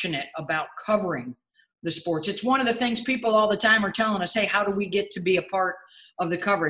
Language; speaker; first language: English; native; English